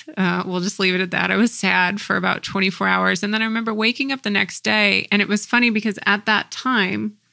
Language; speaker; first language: English; native; English